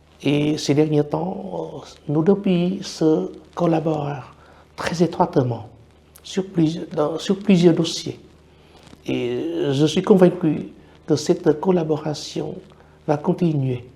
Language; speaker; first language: French; non-native, fluent; Vietnamese